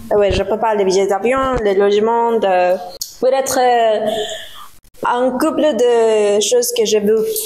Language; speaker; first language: French; non-native, learner; Spanish